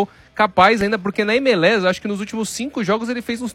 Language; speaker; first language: Portuguese; native; Portuguese